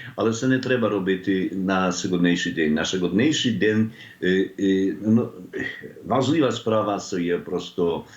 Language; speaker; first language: Ukrainian; non-native, learner; Polish